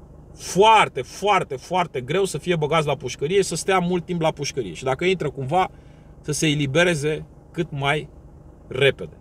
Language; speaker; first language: Romanian; native; Romanian